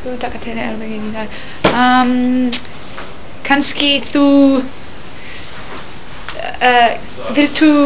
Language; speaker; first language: Icelandic; non-native, learner; English